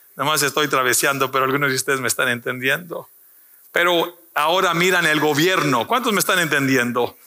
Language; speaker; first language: Spanish; early bilingual, heritage; Spanish